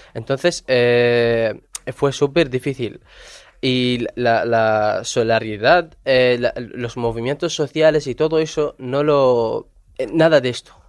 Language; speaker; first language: Spanish; non-native, fluent; Arabic